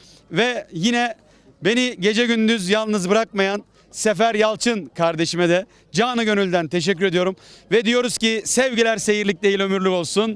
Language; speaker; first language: Turkish; native; Turkish